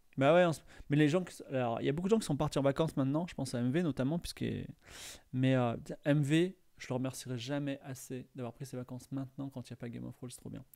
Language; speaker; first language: French; native; French